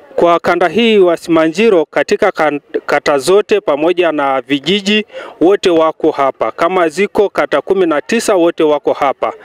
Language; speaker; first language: Swahili; non-native, local second language; Masai